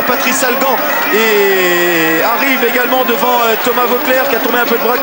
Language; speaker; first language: French; native; French